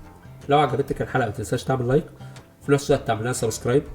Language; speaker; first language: Arabic; native; Arabic